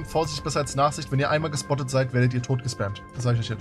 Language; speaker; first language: German; native; German